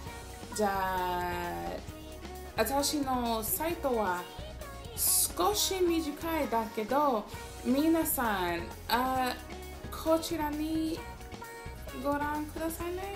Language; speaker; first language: Japanese; non-native, learner; English